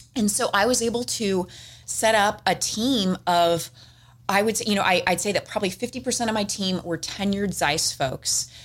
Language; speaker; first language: English; native; English